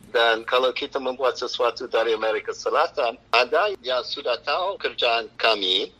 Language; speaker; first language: Indonesian; non-native, fluent; English